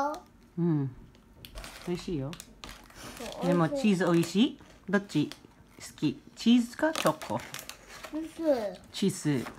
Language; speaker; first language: Japanese; non-native, learner; Filipino